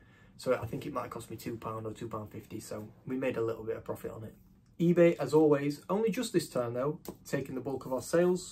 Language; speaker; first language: English; native; English